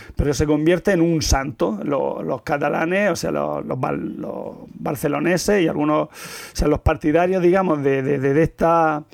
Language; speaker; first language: Spanish; native; Spanish